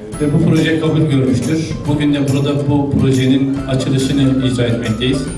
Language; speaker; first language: Turkish; native; Turkish